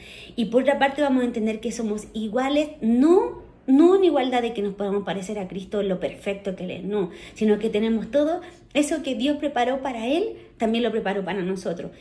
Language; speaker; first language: Spanish; native; Spanish